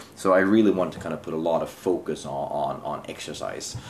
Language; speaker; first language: English; non-native, fluent; Swedish